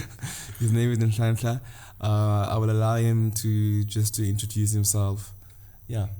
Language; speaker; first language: English; non-native, local second language; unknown